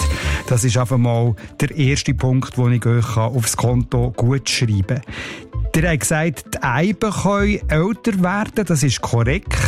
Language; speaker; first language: German; native; German